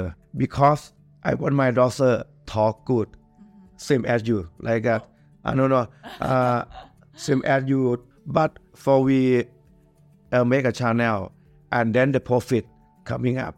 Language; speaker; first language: English; non-native, learner; Thai